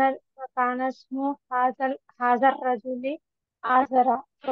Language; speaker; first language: Arabic; non-native, learner; Hindi